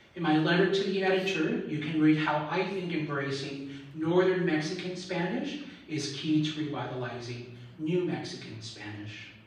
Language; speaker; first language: English; early bilingual, other home language; Spanish